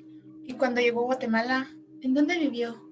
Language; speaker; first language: Spanish; native; Spanish